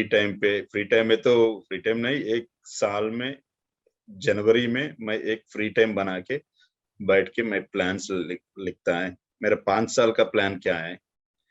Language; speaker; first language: Hindi; non-native, local second language; Telugu